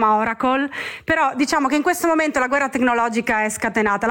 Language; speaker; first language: Italian; native; Italian